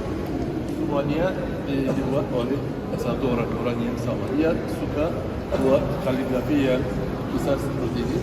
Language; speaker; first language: Indonesian; non-native, learner; Turkish